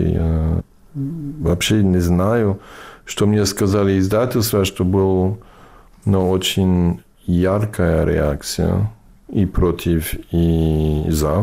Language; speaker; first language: Russian; non-native, fluent; English